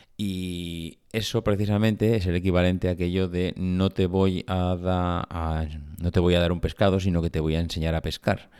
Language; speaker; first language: Spanish; native; Spanish